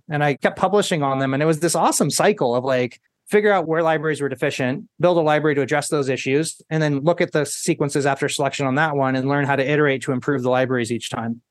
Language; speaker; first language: English; early bilingual, other home language; Spanish